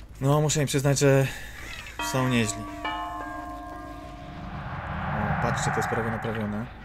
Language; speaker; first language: Polish; native; Polish